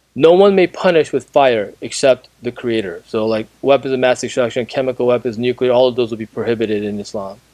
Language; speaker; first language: English; native; English